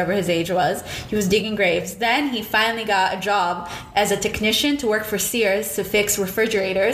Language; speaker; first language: English; non-native, fluent; Russian